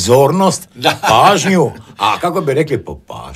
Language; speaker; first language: Croatian; native; Croatian